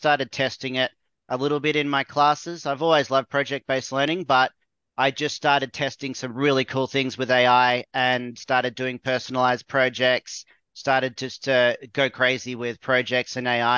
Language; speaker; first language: English; native; English